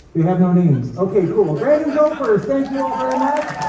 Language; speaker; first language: English; native; English